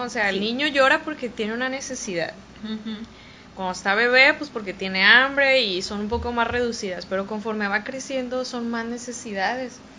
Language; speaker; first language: Spanish; native; Spanish